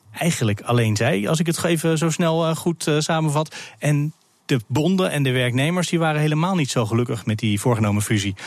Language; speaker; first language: Dutch; native; Dutch